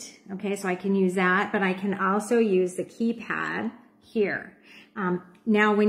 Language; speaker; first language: English; native; English